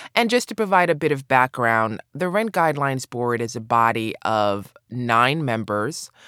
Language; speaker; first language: English; native; English